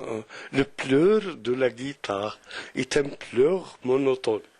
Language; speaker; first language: French; non-native, local second language; Arabic